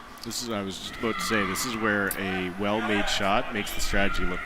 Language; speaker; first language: English; native; English